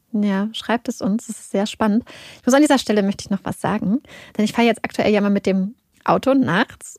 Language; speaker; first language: German; native; German